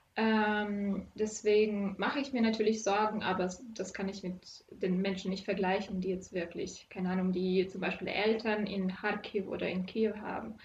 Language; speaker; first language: German; non-native, fluent; Ukrainian